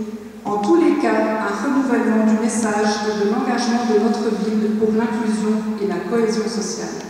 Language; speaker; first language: French; native; French